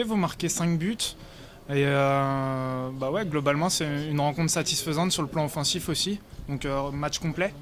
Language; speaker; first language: French; native; French